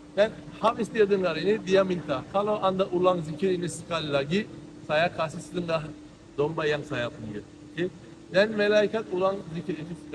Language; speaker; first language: Indonesian; non-native, fluent; Turkish